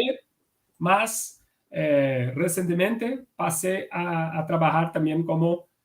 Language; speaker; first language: Spanish; non-native, fluent; Portuguese